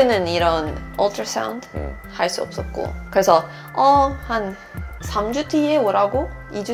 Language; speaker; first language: Korean; non-native, fluent; Swedish